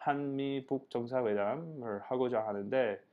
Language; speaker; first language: Korean; non-native, learner; English